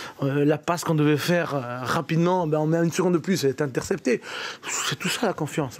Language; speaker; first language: French; native; French